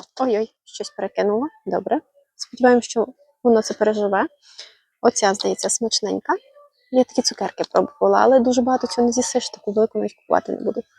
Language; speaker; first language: Ukrainian; native; Ukrainian